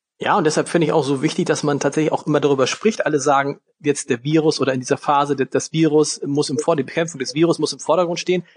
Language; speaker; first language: German; native; German